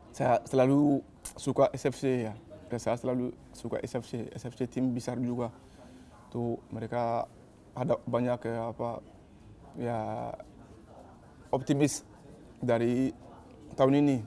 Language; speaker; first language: Malay; non-native, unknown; Bambara